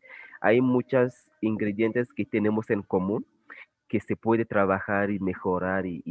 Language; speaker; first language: Spanish; non-native, fluent; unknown